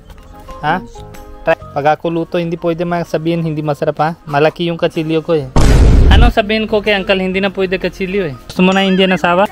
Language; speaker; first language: Filipino; non-native, learner; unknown